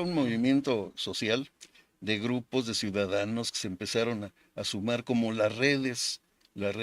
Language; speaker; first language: Spanish; native; Spanish